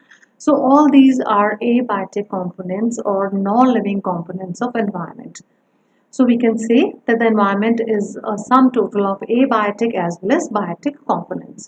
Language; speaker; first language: English; non-native, local second language; Punjabi